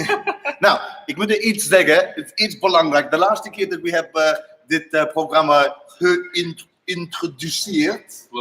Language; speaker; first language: Dutch; non-native, learner; English